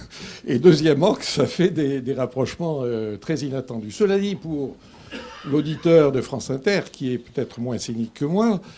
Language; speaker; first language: French; native; French